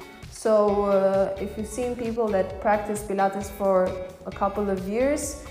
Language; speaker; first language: English; non-native, fluent; Romanian